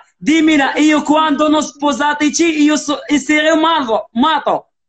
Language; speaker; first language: Italian; non-native, learner; Arabic